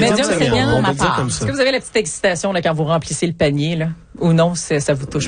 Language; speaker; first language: French; native; French